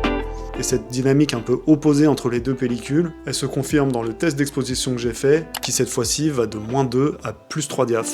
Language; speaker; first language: French; native; French